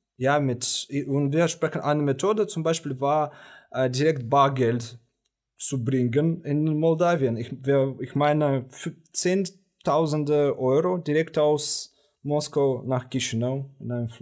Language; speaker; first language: German; non-native, fluent; Romanian